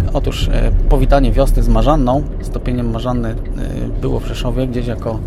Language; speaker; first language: Polish; native; Polish